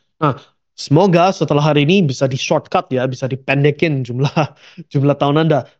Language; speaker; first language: Indonesian; early bilingual, heritage; Indonesian